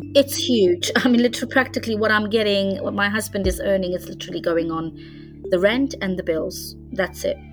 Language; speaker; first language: English; non-native, fluent; Hungarian